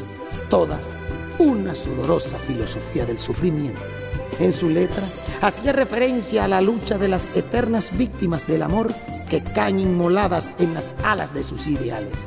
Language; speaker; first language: Spanish; native; Spanish